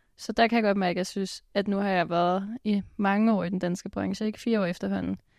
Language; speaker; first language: Danish; native; Danish